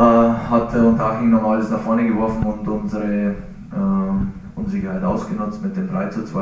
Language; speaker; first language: German; native; German